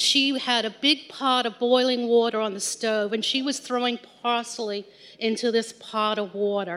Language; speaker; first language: English; native; English